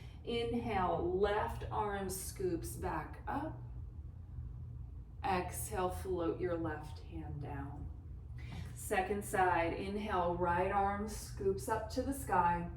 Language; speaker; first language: English; native; English